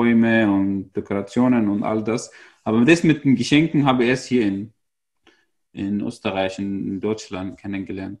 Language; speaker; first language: German; non-native, fluent; Arabic